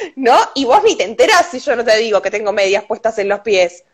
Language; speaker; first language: Spanish; native; Spanish